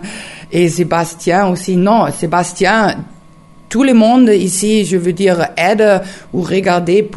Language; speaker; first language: French; non-native, learner; German